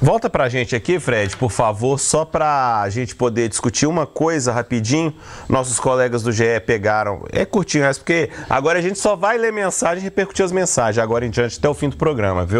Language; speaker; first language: Portuguese; native; Portuguese